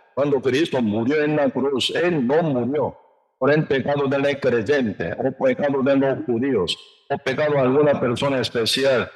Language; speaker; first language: Spanish; non-native, learner; Korean